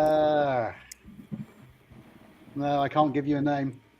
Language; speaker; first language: English; native; English